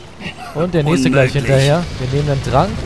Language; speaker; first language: German; native; German